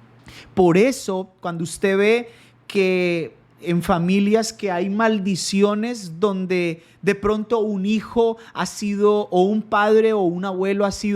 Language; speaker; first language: Spanish; native; Spanish